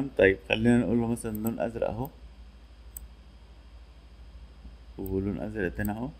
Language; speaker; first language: Arabic; native; Arabic